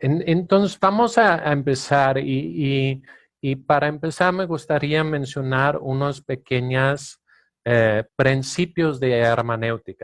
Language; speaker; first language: Spanish; non-native, fluent; Danish